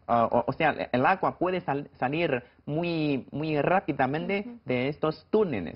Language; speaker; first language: Spanish; non-native, fluent; Chinese